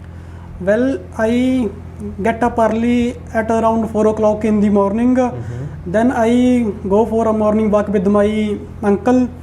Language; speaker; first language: English; non-native, learner; Punjabi